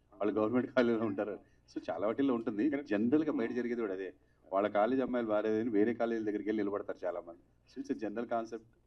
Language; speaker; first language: Telugu; native; Telugu